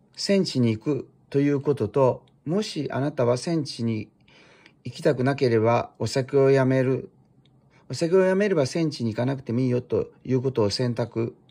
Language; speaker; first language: Japanese; native; Japanese